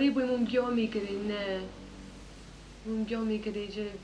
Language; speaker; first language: Greek; early bilingual, heritage; Greek